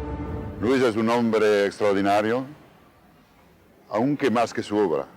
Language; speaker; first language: Spanish; non-native, fluent; French